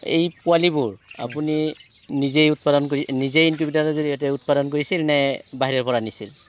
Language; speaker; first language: Assamese; non-native, local second language; Bangla